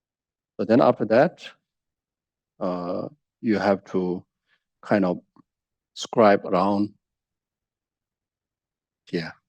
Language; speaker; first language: English; non-native, fluent; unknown